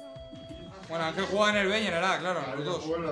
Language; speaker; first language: Spanish; native; Spanish